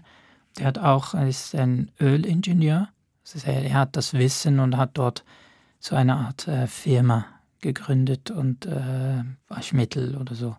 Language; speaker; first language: German; non-native, fluent; Arabic